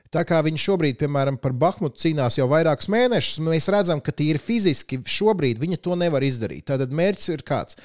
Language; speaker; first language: Latvian; native; Latvian